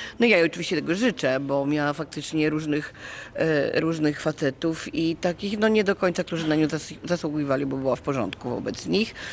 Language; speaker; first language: Polish; native; Polish